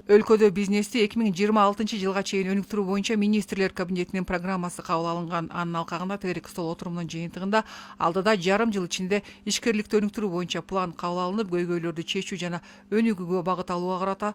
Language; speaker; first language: Kyrgyz; native; Kyrgyz